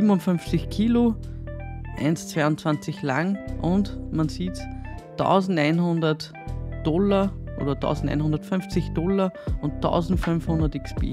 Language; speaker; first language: German; native; German